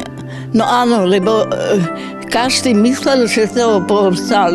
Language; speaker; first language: Slovak; non-native, fluent; German